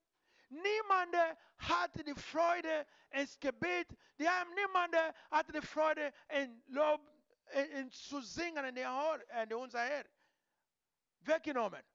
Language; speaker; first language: German; non-native, learner; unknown